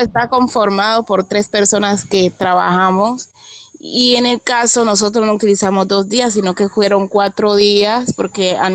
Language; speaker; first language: Spanish; native; Spanish